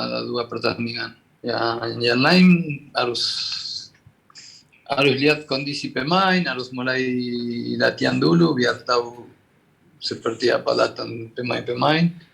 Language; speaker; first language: Indonesian; non-native, fluent; Spanish